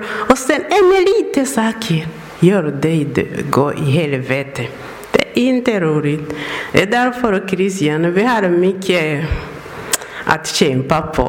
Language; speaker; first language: Swedish; non-native, learner; Persian